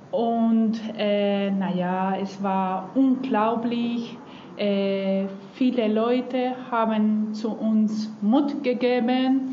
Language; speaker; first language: German; non-native, learner; Spanish